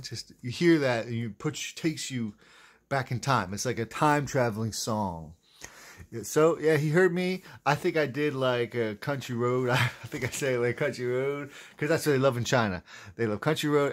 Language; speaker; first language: English; native; English